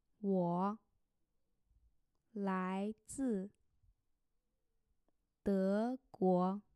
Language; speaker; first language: Chinese; non-native, learner; German